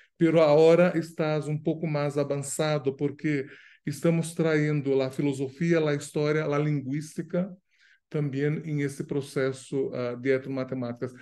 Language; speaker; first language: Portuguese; native; Portuguese